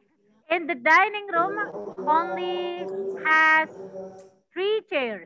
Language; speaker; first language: English; non-native, learner; Indonesian